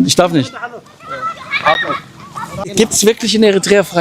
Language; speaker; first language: German; native; German